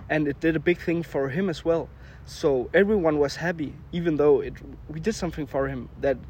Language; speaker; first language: English; non-native, fluent; Danish